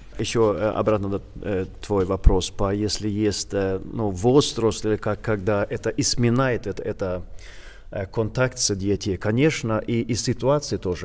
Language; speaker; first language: Russian; non-native, learner; Swedish